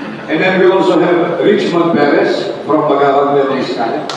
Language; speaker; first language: English; non-native, local second language; Bikol